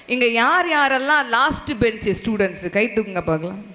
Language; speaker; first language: Tamil; non-native, local second language; Telugu